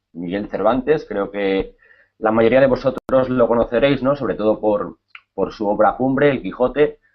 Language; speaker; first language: Spanish; native; Spanish